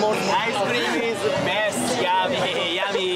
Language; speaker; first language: English; non-native, learner; Japanese